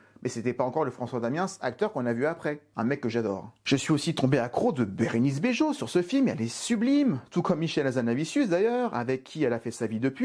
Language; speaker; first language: French; native; French